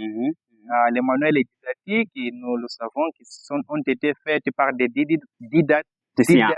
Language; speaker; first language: French; non-native, fluent; Portuguese